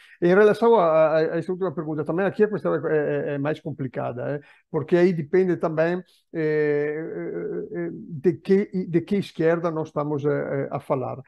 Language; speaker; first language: Italian; native; Italian